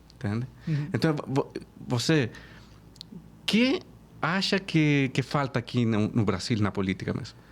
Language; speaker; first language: Portuguese; non-native, fluent; Spanish